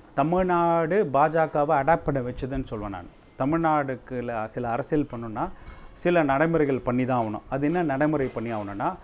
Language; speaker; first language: Tamil; native; Tamil